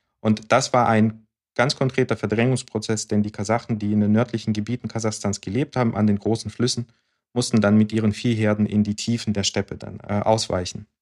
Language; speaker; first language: German; early bilingual, other home language; Russian